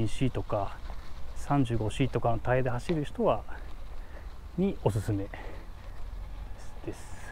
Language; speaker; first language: Japanese; native; Japanese